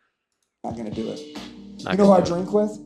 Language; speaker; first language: English; native; English